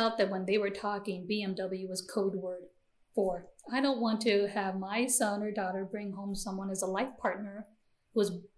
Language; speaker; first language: English; early bilingual, other home language; Gujarati